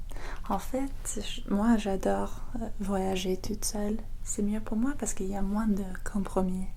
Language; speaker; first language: French; non-native, fluent; English